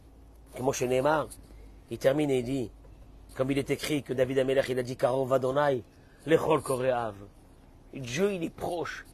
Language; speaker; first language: French; native; French